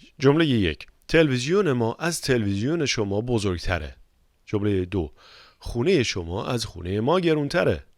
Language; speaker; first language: Persian; native; Persian